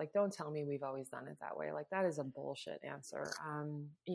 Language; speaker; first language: English; native; English